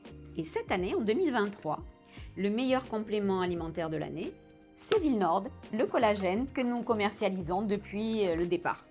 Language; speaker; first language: French; native; French